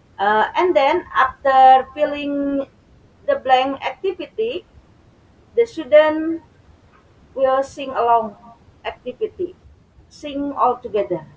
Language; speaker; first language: English; non-native, learner; Indonesian